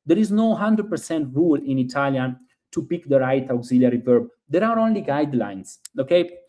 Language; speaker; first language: English; non-native, fluent; Italian